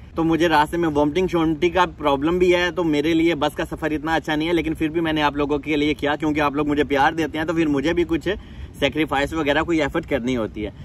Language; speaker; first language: Urdu; non-native, local second language; Punjabi